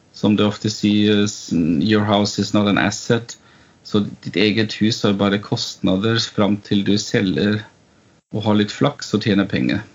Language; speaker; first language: Norwegian; non-native, fluent; German